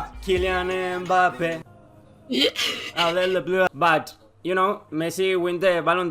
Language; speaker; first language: English; non-native, learner; Spanish